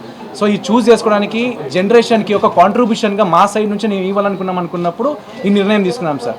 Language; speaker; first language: Telugu; native; Telugu